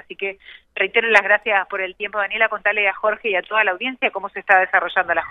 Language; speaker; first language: Spanish; native; Spanish